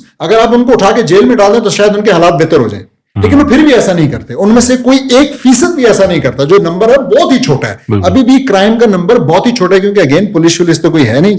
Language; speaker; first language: Urdu; early bilingual, heritage; Urdu